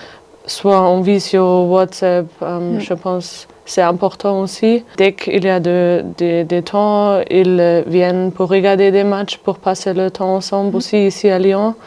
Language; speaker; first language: French; non-native, fluent; German